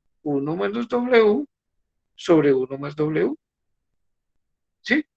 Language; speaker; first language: Spanish; native; Spanish